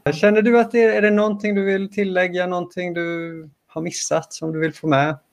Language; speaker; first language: Swedish; native; Swedish